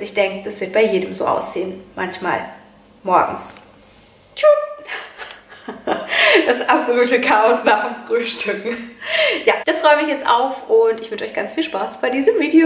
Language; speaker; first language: German; native; German